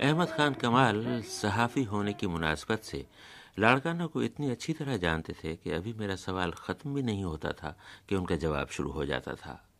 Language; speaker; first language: Urdu; native; Urdu